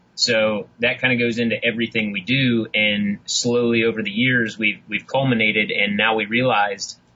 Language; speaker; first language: English; native; English